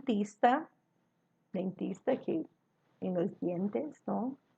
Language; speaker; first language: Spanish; non-native, learner; Portuguese